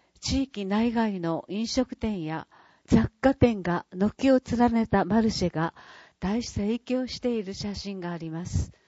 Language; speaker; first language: Japanese; native; Japanese